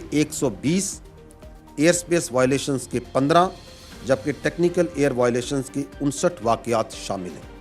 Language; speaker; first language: Urdu; native; Urdu